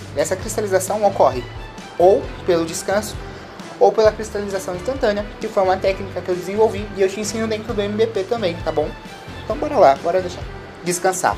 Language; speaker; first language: Portuguese; native; Portuguese